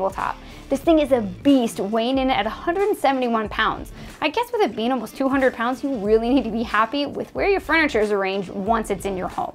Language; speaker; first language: English; native; English